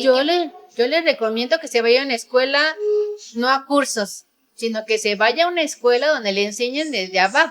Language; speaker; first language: Spanish; native; Spanish